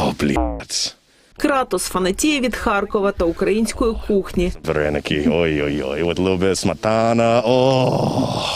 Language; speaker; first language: Ukrainian; native; Ukrainian